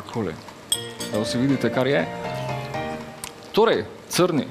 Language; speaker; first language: Slovenian; native; Slovenian